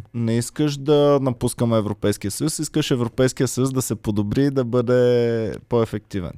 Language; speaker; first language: Bulgarian; native; Bulgarian